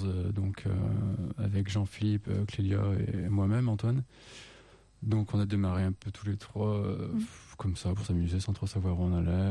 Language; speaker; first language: French; native; French